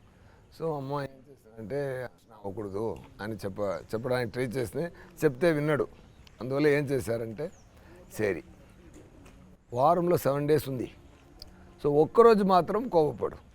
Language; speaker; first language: Telugu; non-native, fluent; Tamil